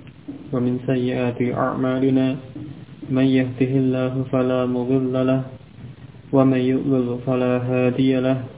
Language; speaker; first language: Arabic; non-native, fluent; Indonesian